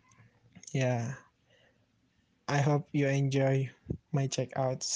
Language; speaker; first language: English; non-native, learner; Indonesian